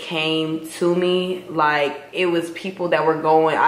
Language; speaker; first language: English; native; English